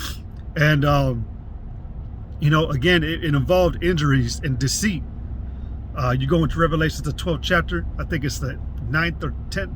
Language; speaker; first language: English; native; English